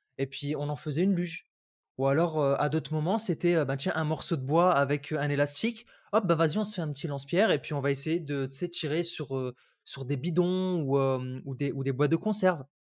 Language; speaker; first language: French; early bilingual, other home language; Arabic